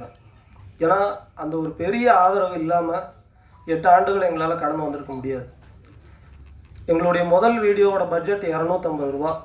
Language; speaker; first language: Tamil; native; Tamil